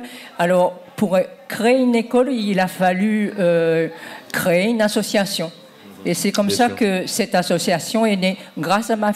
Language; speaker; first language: French; non-native, fluent; Japanese